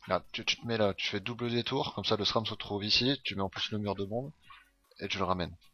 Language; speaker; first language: French; native; French